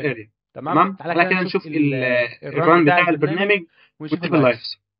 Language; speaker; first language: Arabic; native; Arabic